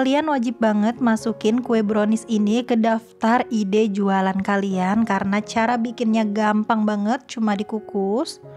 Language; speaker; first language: Indonesian; native; Indonesian